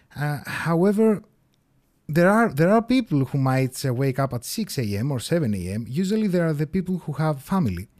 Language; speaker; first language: English; non-native, fluent; Greek